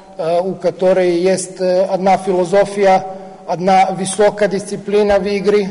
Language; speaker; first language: Russian; non-native, learner; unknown